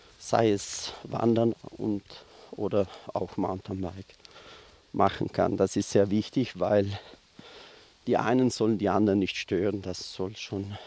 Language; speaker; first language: German; non-native, local second language; Ladin